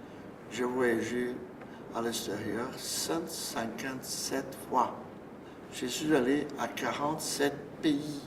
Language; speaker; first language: French; non-native, fluent; Portuguese